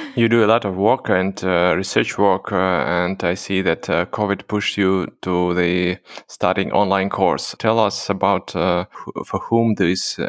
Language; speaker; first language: English; non-native, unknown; Russian